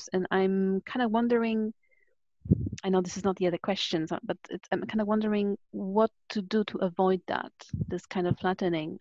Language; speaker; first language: English; non-native, fluent; Polish